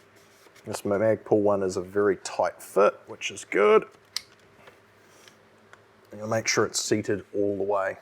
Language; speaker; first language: English; native; English